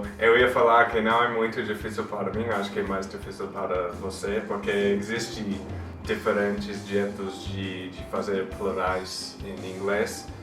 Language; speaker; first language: Portuguese; non-native, fluent; English